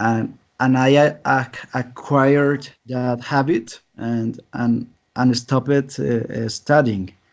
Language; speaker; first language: English; non-native, learner; Spanish